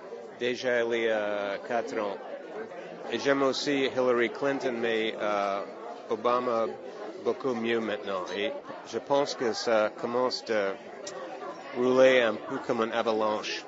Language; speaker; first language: French; non-native, fluent; English